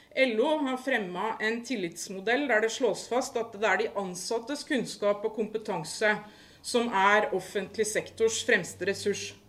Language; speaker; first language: Norwegian; native; Norwegian